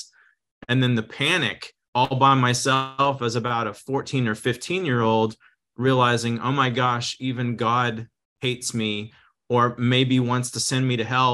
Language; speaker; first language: English; native; English